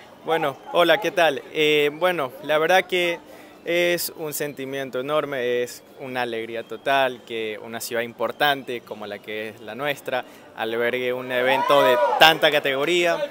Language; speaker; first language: Spanish; native; Spanish